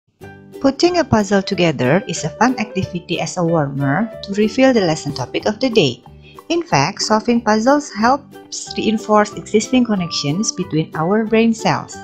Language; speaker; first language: English; non-native, fluent; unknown